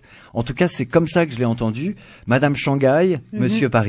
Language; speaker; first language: French; native; French